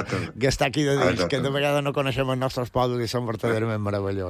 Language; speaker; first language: Catalan; native; Catalan